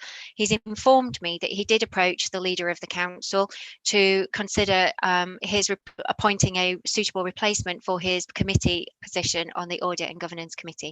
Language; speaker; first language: English; native; English